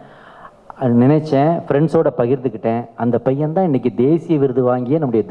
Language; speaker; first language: Tamil; native; Tamil